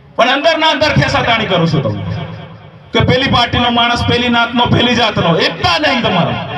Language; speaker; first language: Gujarati; non-native, local second language; Rathawi